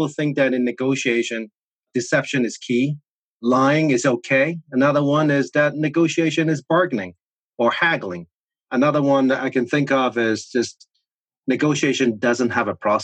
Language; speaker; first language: English; non-native, local second language; Cantonese